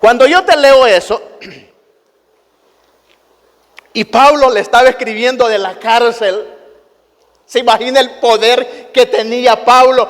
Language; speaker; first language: Spanish; native; Spanish